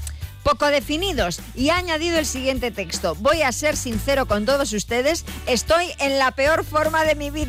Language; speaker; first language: Spanish; native; Spanish